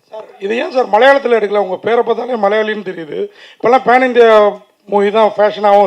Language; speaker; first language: Tamil; native; Tamil